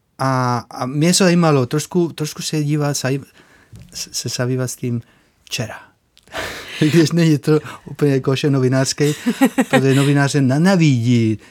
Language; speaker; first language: Czech; non-native, fluent; Spanish